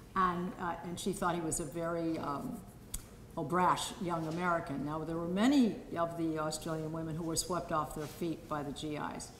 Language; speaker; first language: English; native; English